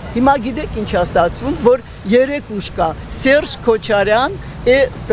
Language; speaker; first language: Armenian; native; Armenian